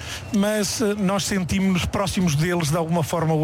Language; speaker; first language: Portuguese; native; Portuguese